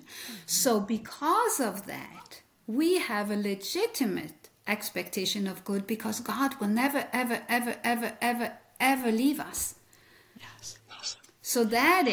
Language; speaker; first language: English; non-native, fluent; French